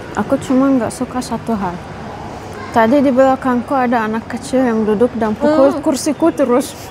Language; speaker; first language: Indonesian; non-native, fluent; Arabic